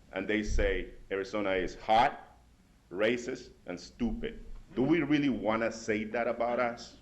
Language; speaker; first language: English; non-native, fluent; Spanish